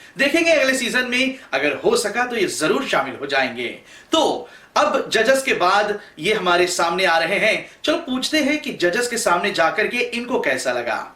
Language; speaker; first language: Hindi; native; Hindi